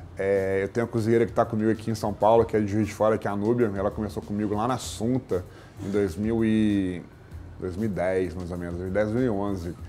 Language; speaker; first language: Portuguese; native; Portuguese